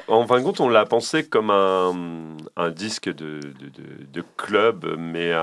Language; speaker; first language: French; native; French